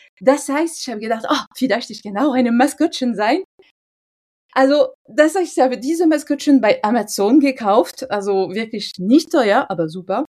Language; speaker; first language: German; non-native, fluent; French